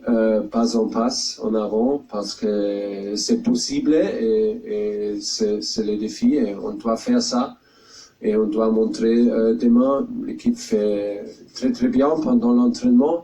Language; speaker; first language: French; non-native, fluent; German